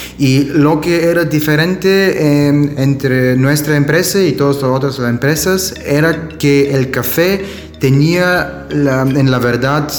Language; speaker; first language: Spanish; non-native, learner; German